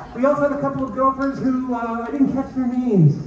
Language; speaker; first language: English; native; English